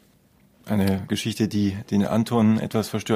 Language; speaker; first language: German; native; German